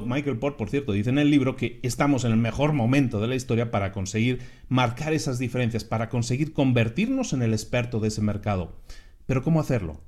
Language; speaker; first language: Spanish; native; Spanish